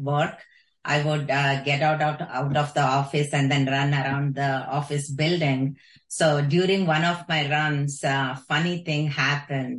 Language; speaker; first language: English; non-native, local second language; Kannada